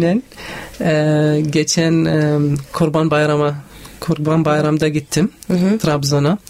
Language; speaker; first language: Turkish; non-native, fluent; Arabic